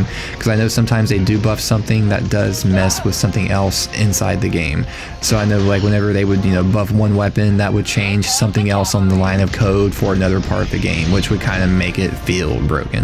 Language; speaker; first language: English; native; English